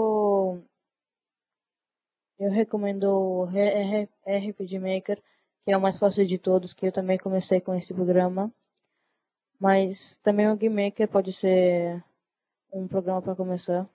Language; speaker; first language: Portuguese; early bilingual, other home language; Italian